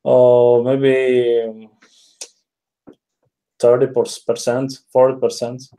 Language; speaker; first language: English; non-native, learner; Spanish